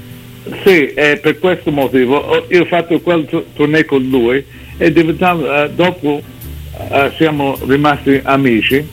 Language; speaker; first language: Italian; early bilingual, heritage; English